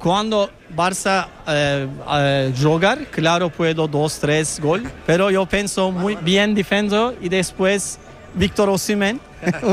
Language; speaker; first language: Spanish; non-native, learner; Turkish